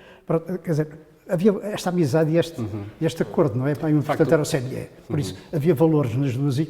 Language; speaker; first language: Portuguese; native; Portuguese